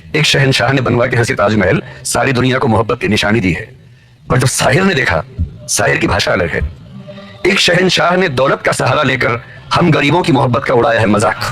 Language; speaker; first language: Hindi; native; Hindi